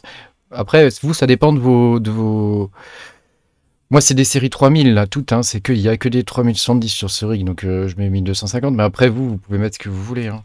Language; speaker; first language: French; native; French